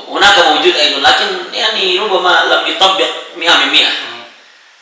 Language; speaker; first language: Arabic; non-native, fluent; Indonesian